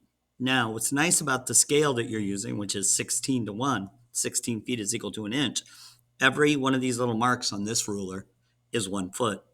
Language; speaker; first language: English; native; English